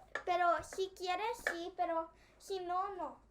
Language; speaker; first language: Spanish; early bilingual, heritage; Spanish